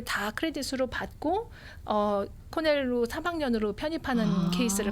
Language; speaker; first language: Korean; native; Korean